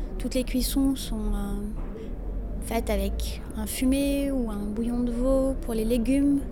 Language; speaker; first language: French; non-native, local second language; Arabic